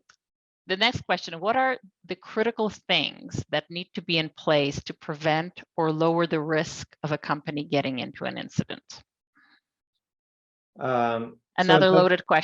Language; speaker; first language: English; non-native, fluent; Polish